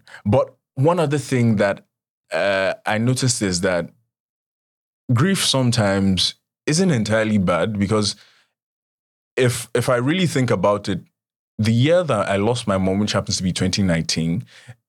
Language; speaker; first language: English; non-native, local second language; Yoruba